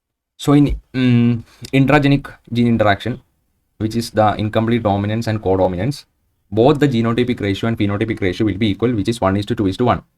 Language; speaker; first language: English; non-native, local second language; Malayalam